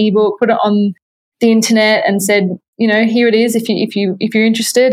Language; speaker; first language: English; native; English